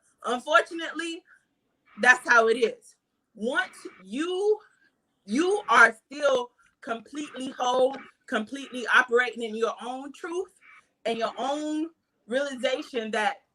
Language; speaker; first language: English; native; English